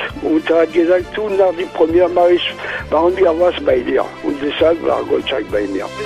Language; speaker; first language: German; non-native, fluent; French